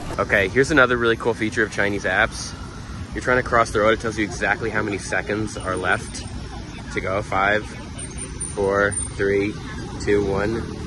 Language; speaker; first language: English; native; English